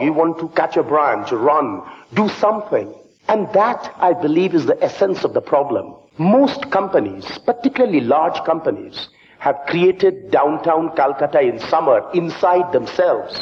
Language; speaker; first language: English; non-native, local second language; Bangla